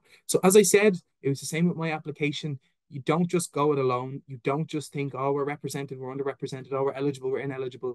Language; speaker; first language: English; native; English